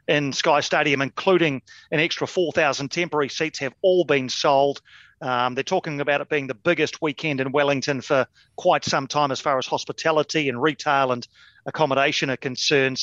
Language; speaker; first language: English; native; English